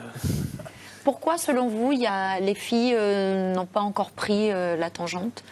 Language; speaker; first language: French; native; French